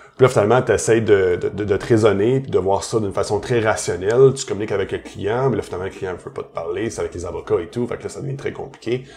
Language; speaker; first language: French; native; French